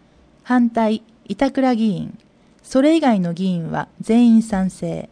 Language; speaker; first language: Japanese; native; Japanese